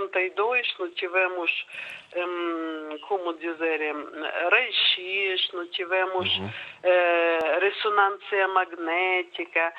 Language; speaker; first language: Portuguese; non-native, learner; Ukrainian